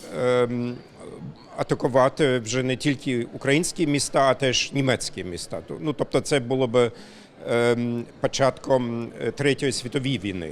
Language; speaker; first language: Ukrainian; non-native, fluent; German